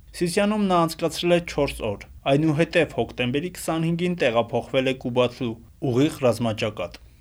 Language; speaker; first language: Armenian; native; Armenian